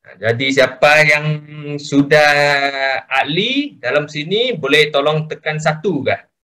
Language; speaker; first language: Malay; non-native, local second language; Chinese